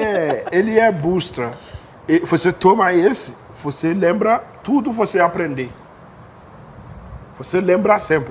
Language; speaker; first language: Portuguese; non-native, learner; Yoruba